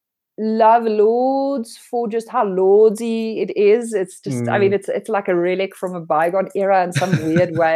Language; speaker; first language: English; non-native, local second language; Afrikaans